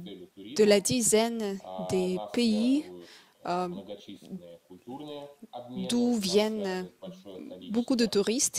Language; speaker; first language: French; non-native, fluent; Russian